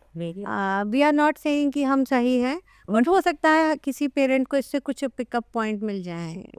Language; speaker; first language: Hindi; native; Hindi